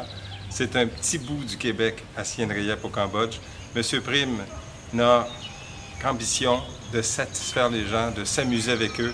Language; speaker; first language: French; native; French